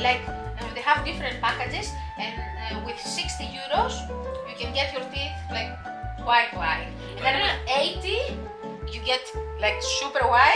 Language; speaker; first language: English; non-native, learner; Indonesian